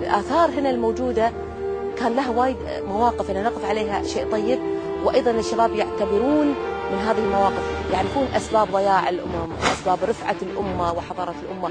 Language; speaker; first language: Arabic; native; Arabic